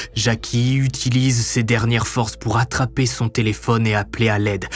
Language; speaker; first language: French; native; French